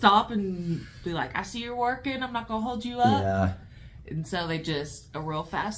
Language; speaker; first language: English; native; English